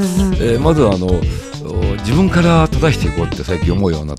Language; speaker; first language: Japanese; native; Japanese